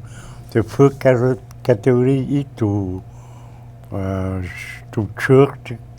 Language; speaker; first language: English; non-native, learner; Vietnamese